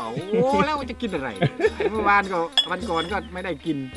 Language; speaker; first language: Thai; non-native, local second language; Khmer